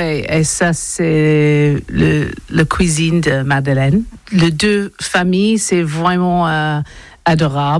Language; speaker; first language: French; non-native, learner; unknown